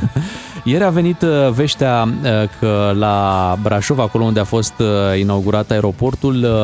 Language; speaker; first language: Romanian; native; Romanian